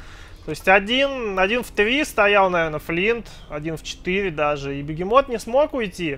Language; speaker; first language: Russian; native; Russian